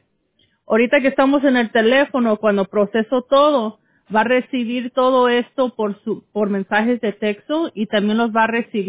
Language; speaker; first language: Spanish; early bilingual, heritage; English